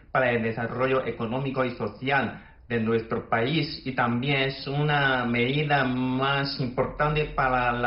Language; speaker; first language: Spanish; non-native, fluent; Chinese